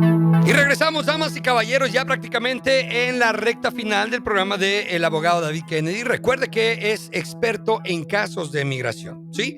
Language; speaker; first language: Spanish; native; Spanish